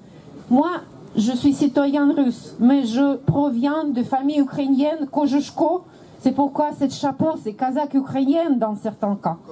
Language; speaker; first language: French; non-native, fluent; Russian